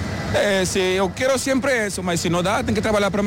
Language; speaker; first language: Portuguese; non-native, learner; Spanish